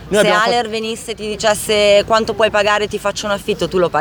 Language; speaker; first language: Italian; native; Italian